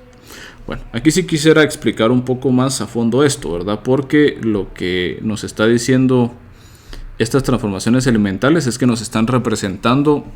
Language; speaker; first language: Spanish; native; Spanish